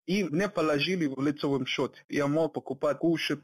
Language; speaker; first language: Russian; non-native, learner; Hindi